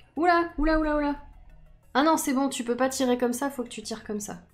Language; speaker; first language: French; native; French